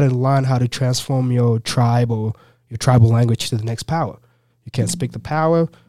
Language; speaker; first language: English; non-native, local second language; Ganda